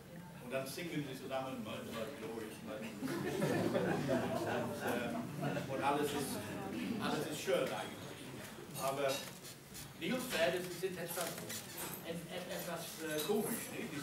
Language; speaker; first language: German; non-native, fluent; English